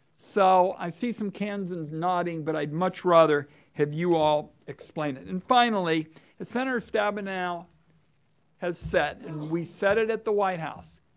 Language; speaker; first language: English; native; English